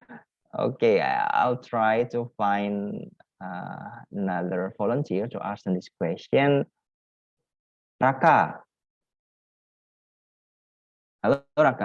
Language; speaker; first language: English; non-native, learner; Indonesian